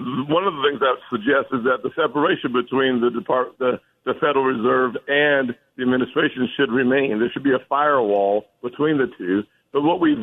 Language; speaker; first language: English; native; English